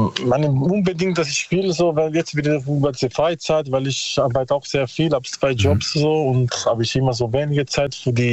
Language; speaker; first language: German; non-native, learner; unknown